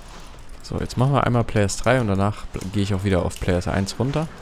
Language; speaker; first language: German; native; German